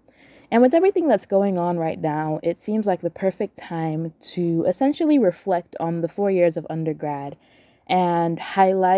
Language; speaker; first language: English; non-native, local second language; Yoruba